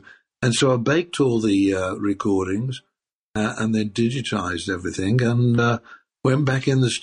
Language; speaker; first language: English; native; English